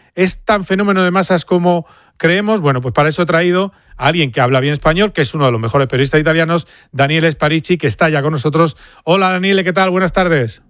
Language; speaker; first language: Spanish; native; Spanish